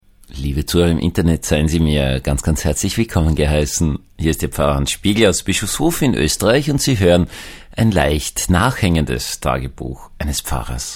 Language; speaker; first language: German; native; German